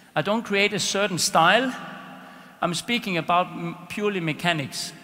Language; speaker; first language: English; non-native, fluent; Danish